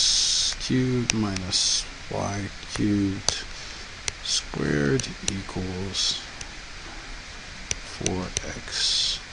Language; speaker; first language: English; native; English